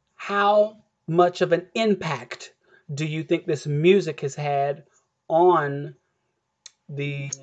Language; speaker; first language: English; native; English